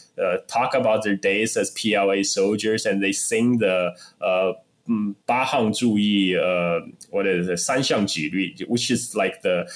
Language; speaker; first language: English; non-native, fluent; Chinese